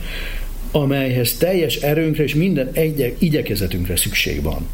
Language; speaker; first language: Hungarian; native; Hungarian